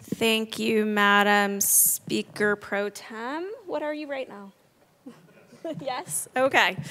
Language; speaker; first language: English; native; English